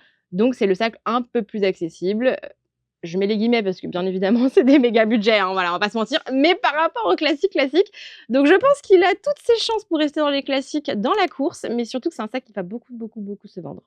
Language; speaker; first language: French; native; French